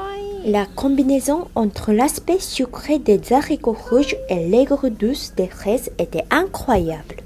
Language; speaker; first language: French; non-native, fluent; Japanese